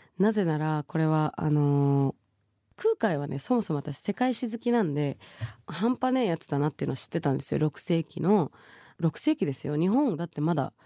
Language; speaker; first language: Japanese; early bilingual, other home language; Bangla